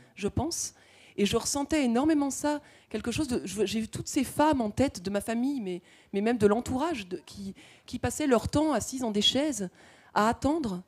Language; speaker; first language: French; native; French